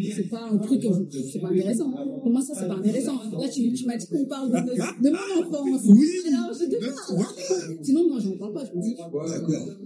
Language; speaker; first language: French; native; French